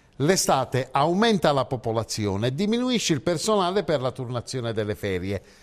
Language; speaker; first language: Italian; native; Italian